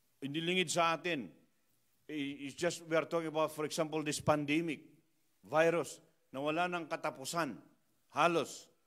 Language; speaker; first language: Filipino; non-native, local second language; Iloko